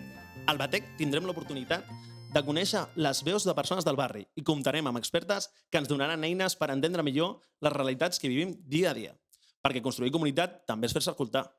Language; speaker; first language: Catalan; native; Catalan